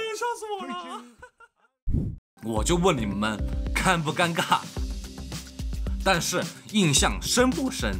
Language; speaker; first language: Chinese; native; Chinese